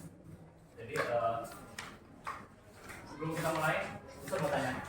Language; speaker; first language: Indonesian; native; Indonesian